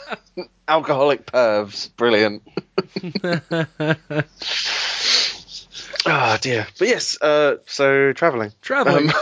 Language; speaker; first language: English; native; English